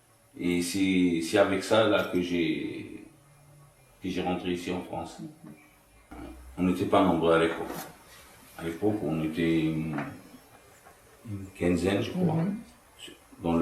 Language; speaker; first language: French; non-native, fluent; Arabic